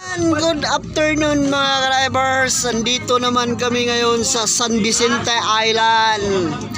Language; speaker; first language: Filipino; non-native, local second language; Cebuano